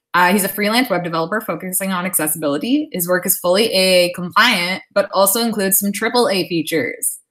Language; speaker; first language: English; native; English